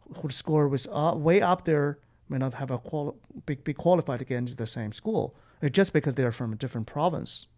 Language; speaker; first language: English; non-native, fluent; Chinese